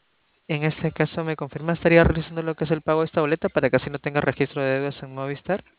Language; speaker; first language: Spanish; native; Spanish